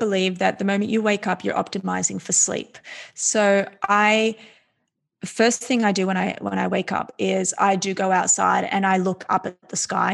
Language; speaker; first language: English; native; English